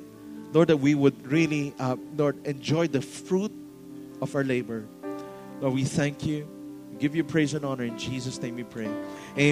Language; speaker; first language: English; non-native, local second language; Filipino